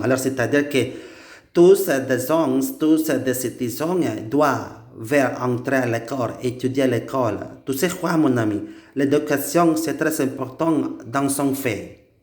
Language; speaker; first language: French; non-native, learner; Indonesian